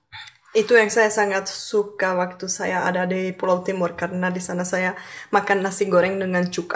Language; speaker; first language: Indonesian; non-native, fluent; Czech